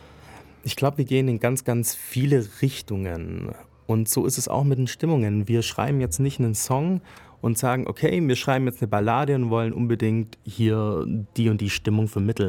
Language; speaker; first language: German; native; German